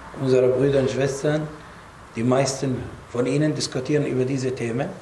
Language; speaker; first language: German; non-native, fluent; Arabic